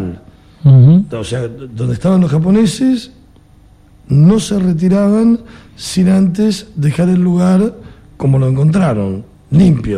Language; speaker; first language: Spanish; native; Spanish